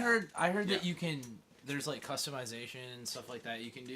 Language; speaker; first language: English; native; English